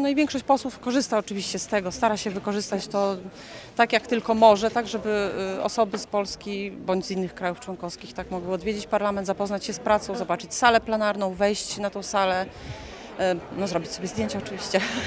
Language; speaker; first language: Polish; native; Polish